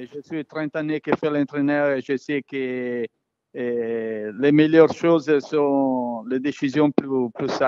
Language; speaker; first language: French; non-native, learner; Italian